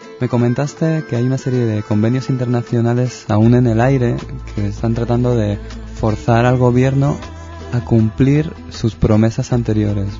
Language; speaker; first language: Spanish; native; Spanish